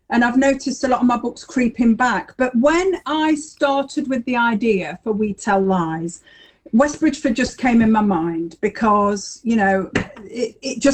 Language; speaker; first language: English; native; English